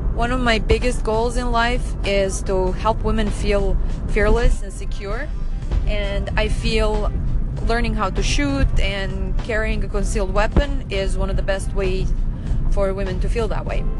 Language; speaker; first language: English; non-native, fluent; Serbian